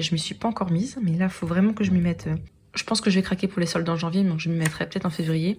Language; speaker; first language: French; native; French